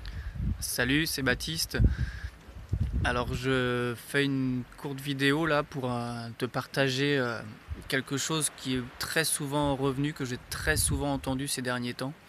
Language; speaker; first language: French; native; French